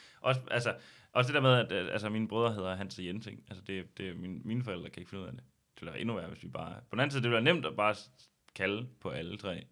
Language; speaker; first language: Danish; native; Danish